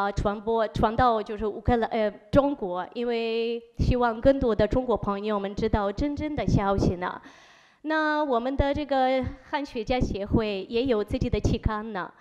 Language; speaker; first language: Chinese; non-native, fluent; Ukrainian